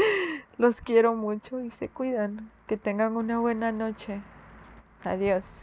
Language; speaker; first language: Spanish; early bilingual, heritage; Spanish